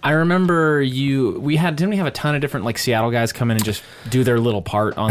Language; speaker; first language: English; native; English